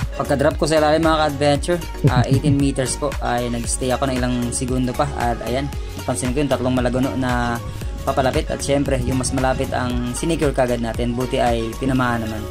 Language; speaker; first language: Filipino; non-native, local second language; Cebuano